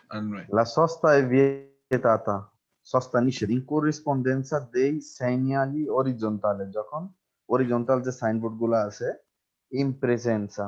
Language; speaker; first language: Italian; non-native, fluent; Bangla